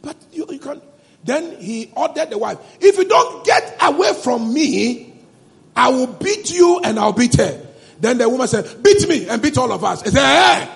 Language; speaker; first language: English; non-native, local second language; Ewe